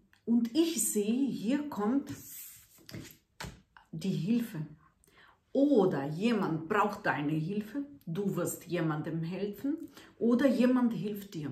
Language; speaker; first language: German; non-native, fluent; Russian